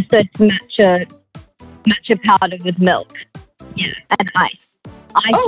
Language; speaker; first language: English; native; English